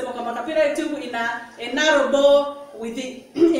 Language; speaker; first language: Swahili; native; Swahili